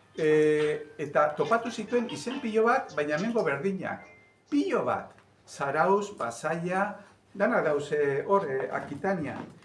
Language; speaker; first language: Basque; native; Basque